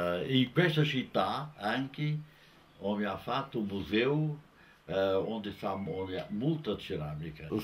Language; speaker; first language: Italian; non-native, fluent; Portuguese